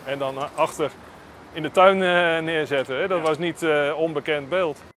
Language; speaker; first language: Dutch; native; Dutch